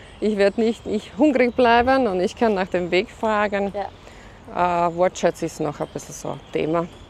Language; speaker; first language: German; non-native, fluent; Slovak